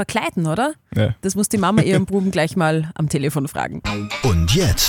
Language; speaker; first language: German; native; German